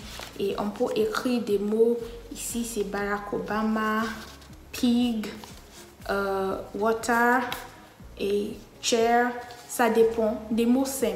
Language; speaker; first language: French; non-native, fluent; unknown